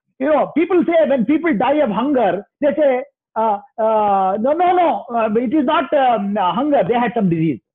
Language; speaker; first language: English; non-native, local second language; Kannada